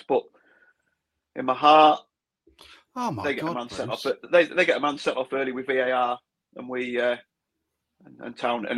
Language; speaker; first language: English; native; English